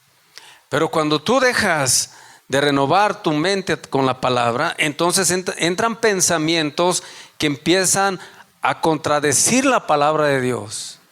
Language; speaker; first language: Spanish; native; Spanish